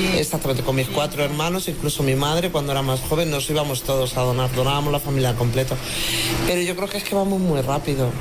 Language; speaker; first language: Spanish; native; Spanish